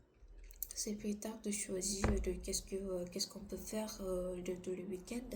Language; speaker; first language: French; non-native, learner; Korean